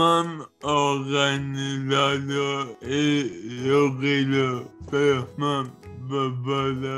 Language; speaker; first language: Spanish; non-native, learner; English